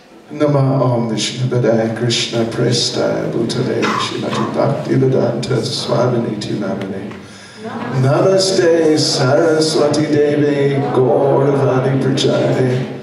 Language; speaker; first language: Russian; non-native, learner; English